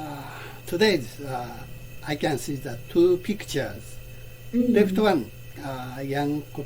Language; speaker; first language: English; non-native, learner; Japanese